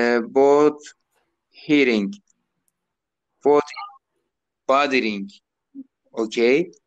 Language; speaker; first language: English; non-native, learner; Turkish